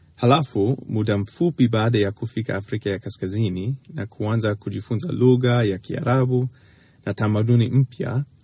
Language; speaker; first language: Swahili; early bilingual, other home language; English